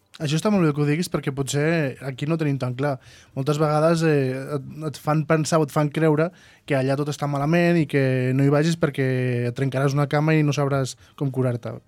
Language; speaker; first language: Catalan; native; Catalan